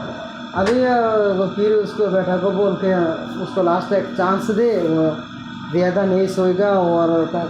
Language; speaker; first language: Hindi; non-native, learner; Bangla